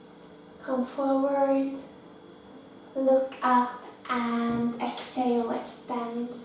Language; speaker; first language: English; non-native, fluent; Norwegian